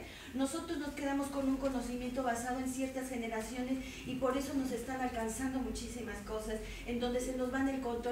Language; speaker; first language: Spanish; native; Spanish